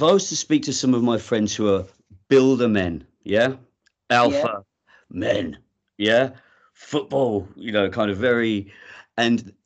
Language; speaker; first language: English; native; English